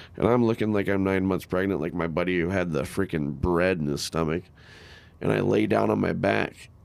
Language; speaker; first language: English; native; English